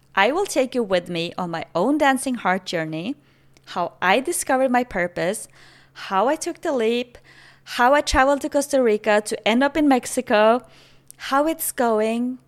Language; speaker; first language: English; non-native, fluent; Norwegian